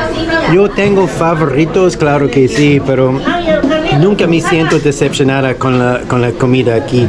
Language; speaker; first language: Spanish; non-native, learner; English